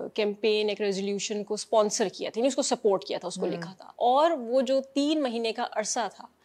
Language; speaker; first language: Urdu; native; Urdu